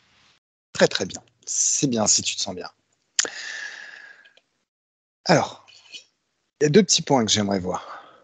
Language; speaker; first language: French; native; French